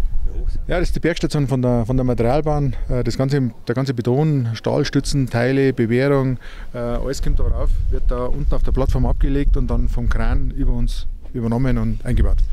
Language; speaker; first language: German; native; German